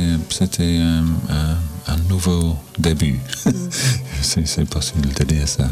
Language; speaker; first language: French; non-native, learner; English